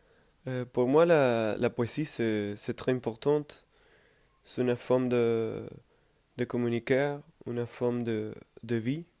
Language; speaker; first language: French; non-native, learner; Spanish